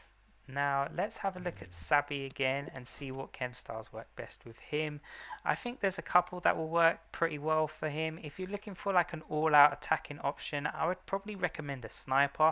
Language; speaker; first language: English; native; English